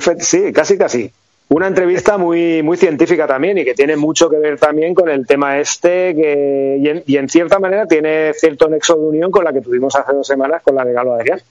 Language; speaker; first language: Spanish; native; Spanish